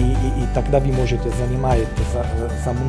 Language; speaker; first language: Russian; non-native, learner; Italian